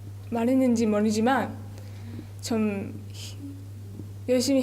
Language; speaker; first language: Korean; non-native, fluent; Japanese